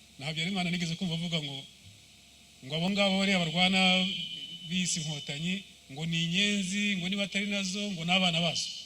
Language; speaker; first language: Kinyarwanda; early bilingual, heritage; Kinyarwanda